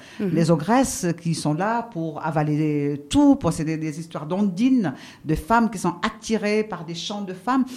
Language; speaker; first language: French; non-native, local second language; Arabic